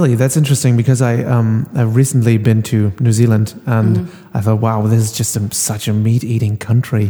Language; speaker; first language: English; non-native, fluent; German